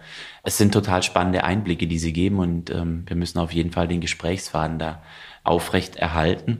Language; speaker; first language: German; native; German